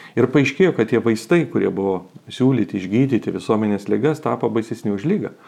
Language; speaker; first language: Lithuanian; native; Lithuanian